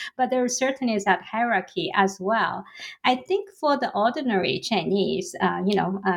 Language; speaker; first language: English; non-native, fluent; Chinese